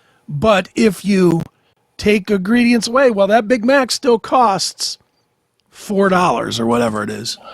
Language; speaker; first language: English; native; English